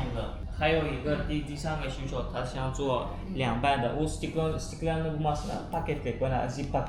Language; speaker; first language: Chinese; non-native, fluent; Uzbek